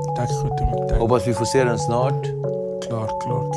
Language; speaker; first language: Swedish; non-native, fluent; Arabic